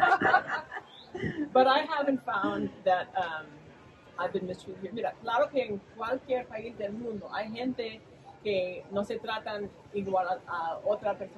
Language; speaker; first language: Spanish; non-native, learner; English